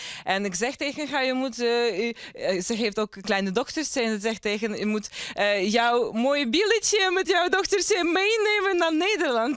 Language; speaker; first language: Dutch; non-native, learner; Ukrainian